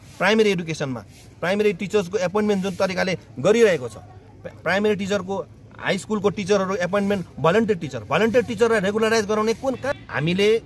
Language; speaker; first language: Nepali; native; Nepali